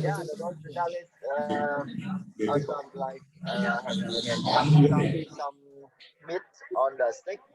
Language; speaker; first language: English; non-native, fluent; Vietnamese